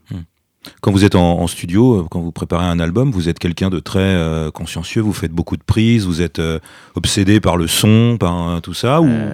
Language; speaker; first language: French; native; French